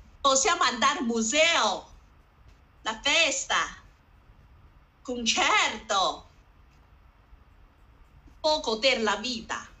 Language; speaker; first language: Italian; non-native, learner; Chinese